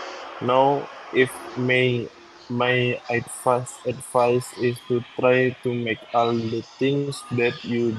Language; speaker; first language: English; non-native, learner; Indonesian